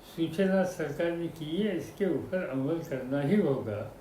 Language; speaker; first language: Hindi; non-native, local second language; Marathi